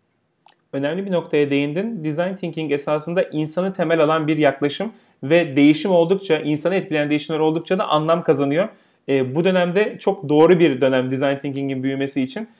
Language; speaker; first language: Turkish; native; Turkish